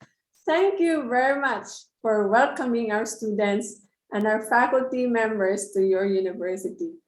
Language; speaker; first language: English; non-native, local second language; Filipino